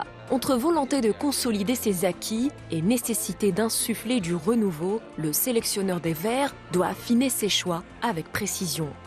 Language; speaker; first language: French; native; French